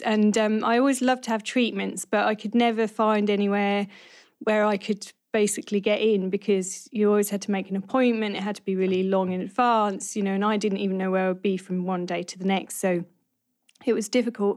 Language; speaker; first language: English; native; English